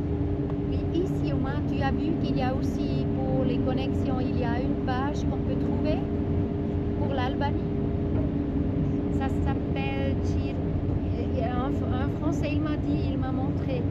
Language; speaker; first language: French; non-native, local second language; German